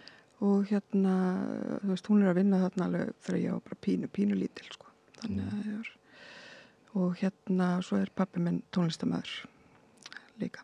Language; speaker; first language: Icelandic; native; Icelandic